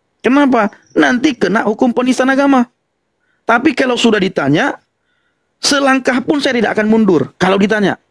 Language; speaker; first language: Indonesian; non-native, local second language; Achinese